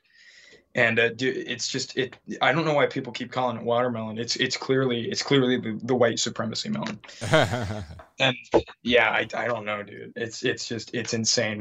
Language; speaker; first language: English; native; English